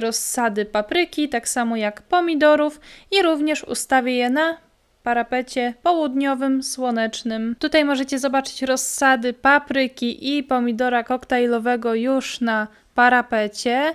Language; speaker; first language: Polish; native; Polish